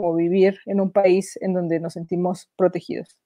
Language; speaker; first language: Spanish; native; Spanish